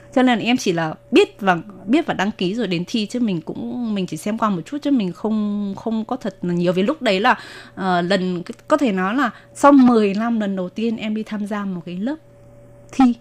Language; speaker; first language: Vietnamese; native; Vietnamese